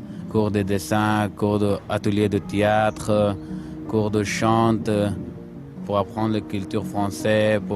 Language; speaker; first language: French; non-native, learner; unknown